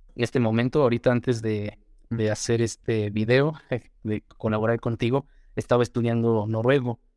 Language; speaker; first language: Spanish; native; Spanish